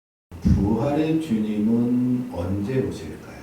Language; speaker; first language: Korean; native; Korean